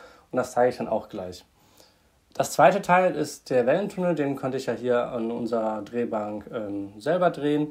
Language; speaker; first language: German; native; German